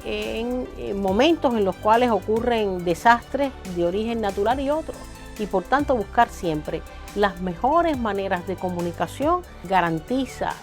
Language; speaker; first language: Spanish; native; Spanish